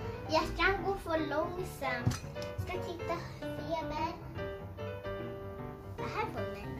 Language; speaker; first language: Swedish; early bilingual, other home language; Hungarian